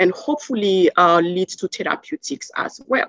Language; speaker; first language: English; non-native, fluent; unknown